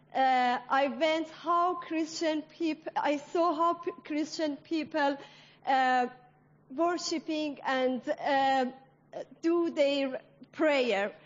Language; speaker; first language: English; non-native, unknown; Persian